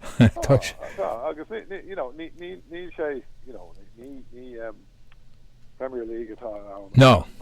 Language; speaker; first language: Irish; non-native, local second language; English